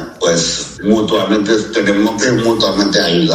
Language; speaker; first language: Spanish; non-native, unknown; Chinese